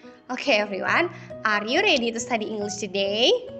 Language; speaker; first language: English; non-native, fluent; Indonesian